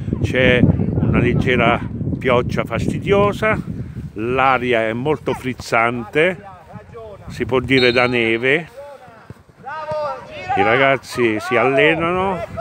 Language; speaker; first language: Italian; native; Italian